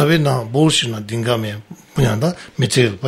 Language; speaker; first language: Russian; non-native, learner; Tibetan